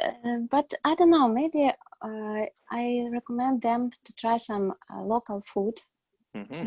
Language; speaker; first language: English; non-native, learner; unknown